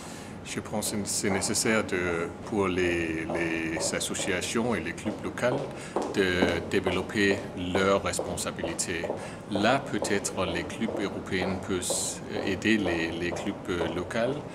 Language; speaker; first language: French; non-native, learner; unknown